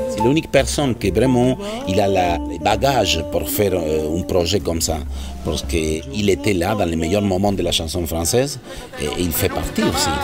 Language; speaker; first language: French; non-native, fluent; Spanish